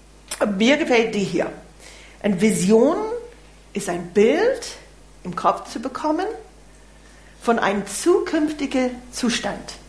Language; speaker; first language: German; non-native, fluent; English